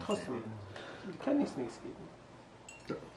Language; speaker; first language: German; non-native, learner; Arabic